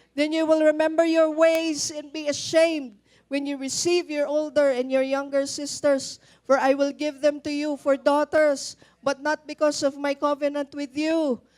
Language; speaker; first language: English; non-native, local second language; Filipino